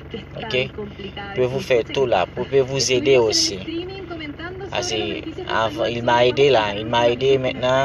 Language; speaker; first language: French; non-native, learner; Haitian Creole